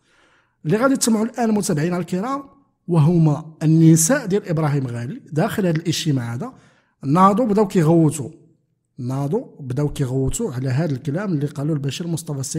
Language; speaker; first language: Arabic; native; Arabic